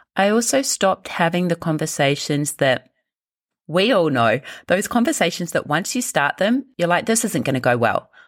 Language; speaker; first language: English; native; English